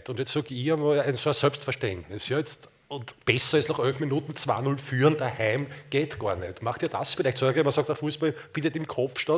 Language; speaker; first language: German; native; German